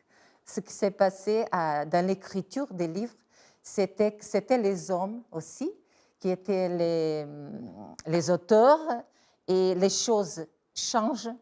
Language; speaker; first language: French; non-native, fluent; Portuguese